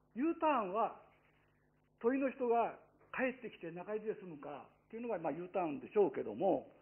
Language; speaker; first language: Japanese; native; Japanese